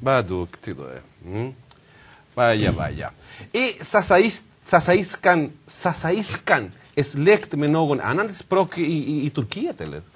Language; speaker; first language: Swedish; non-native, fluent; Spanish